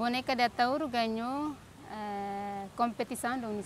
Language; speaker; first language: Portuguese; non-native, learner; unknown